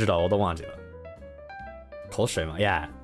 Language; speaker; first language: Chinese; non-native, learner; English